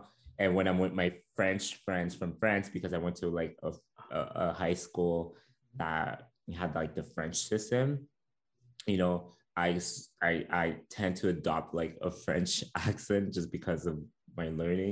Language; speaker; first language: English; non-native, fluent; French